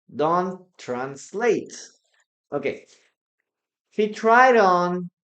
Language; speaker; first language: English; non-native, fluent; Spanish